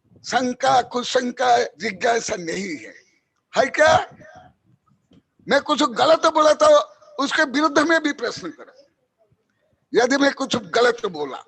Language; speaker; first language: Hindi; native; Hindi